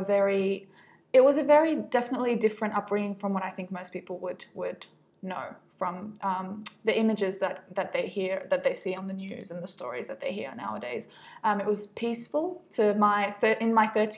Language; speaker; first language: English; non-native, fluent; Arabic